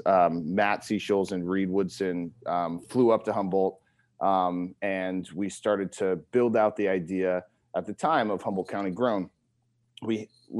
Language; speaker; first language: English; native; English